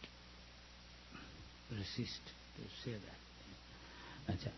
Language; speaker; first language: English; non-native, local second language; Bangla